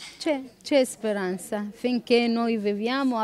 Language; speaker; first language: Italian; non-native, learner; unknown